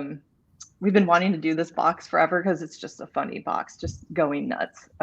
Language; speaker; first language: English; native; English